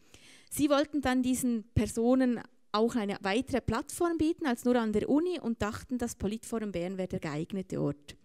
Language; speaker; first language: German; native; German